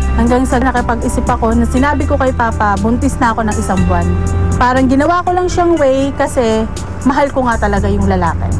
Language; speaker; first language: Filipino; native; Filipino